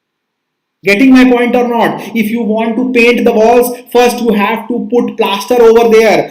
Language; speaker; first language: English; non-native, local second language; Hindi